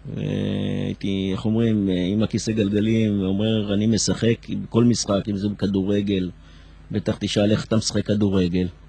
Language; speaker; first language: Hebrew; early bilingual, other home language; Arabic